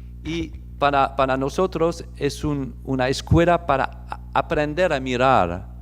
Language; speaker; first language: Spanish; non-native, fluent; French